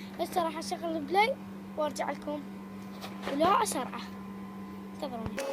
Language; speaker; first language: Arabic; native; Arabic